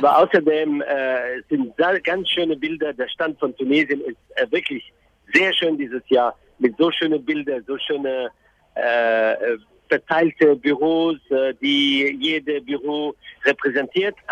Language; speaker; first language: German; non-native, fluent; Arabic